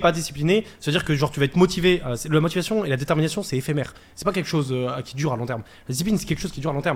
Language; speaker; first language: French; native; French